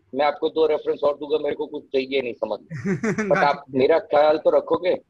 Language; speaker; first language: Hindi; non-native, local second language; Gujarati